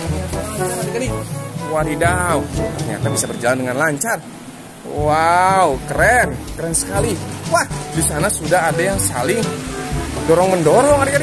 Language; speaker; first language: Indonesian; native; Indonesian